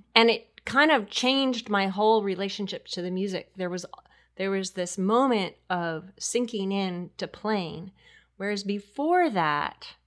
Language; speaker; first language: English; native; English